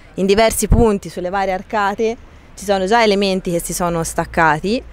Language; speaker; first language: Italian; native; Italian